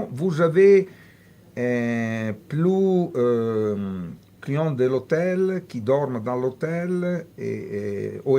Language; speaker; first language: French; non-native, fluent; Italian